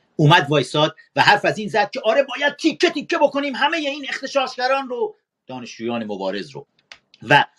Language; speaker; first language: Persian; native; Persian